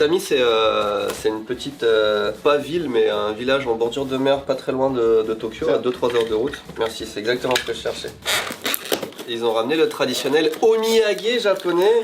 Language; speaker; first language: French; native; French